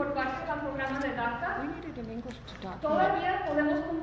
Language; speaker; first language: Spanish; early bilingual, other home language; English